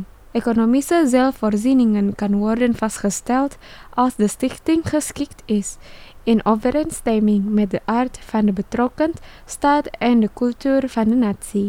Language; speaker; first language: Dutch; non-native, learner; Indonesian